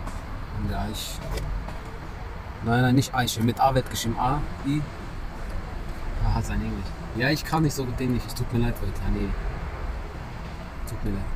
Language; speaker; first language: German; non-native, fluent; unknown